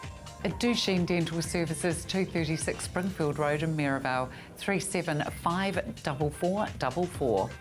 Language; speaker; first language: English; native; English